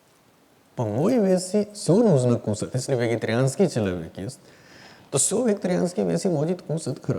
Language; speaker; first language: Russian; non-native, learner; Hindi